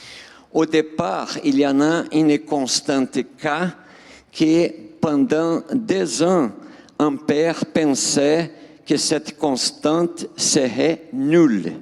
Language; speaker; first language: French; non-native, fluent; Portuguese